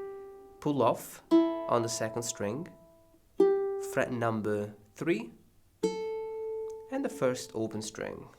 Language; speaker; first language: English; non-native, fluent; Italian